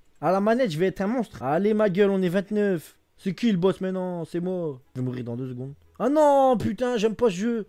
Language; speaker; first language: French; native; French